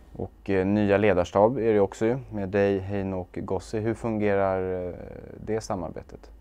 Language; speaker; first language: Swedish; native; Swedish